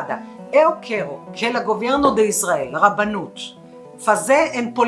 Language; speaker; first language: Portuguese; non-native, learner; Spanish